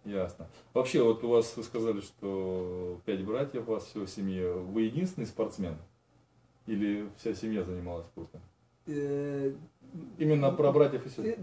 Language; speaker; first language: Russian; native; Russian